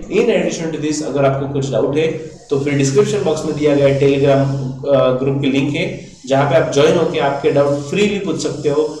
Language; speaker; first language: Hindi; non-native, local second language; Marathi